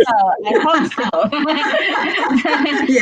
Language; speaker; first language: English; non-native, learner; Chinese